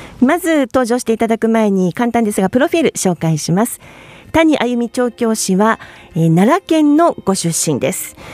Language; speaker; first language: Japanese; native; Japanese